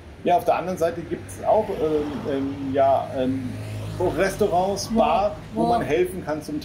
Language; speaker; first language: German; native; German